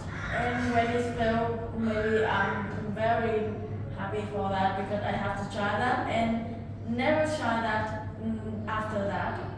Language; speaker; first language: English; non-native, learner; Vietnamese